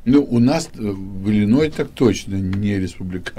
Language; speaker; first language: Russian; native; Russian